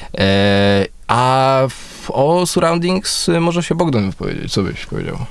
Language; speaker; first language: Polish; native; Polish